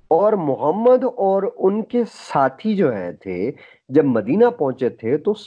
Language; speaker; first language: Urdu; native; Urdu